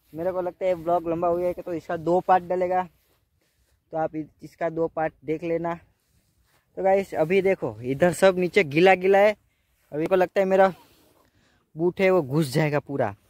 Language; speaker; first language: Hindi; non-native, local second language; Gujarati